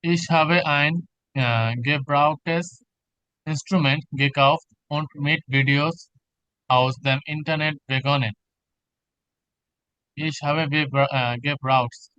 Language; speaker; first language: German; non-native, learner; Bangla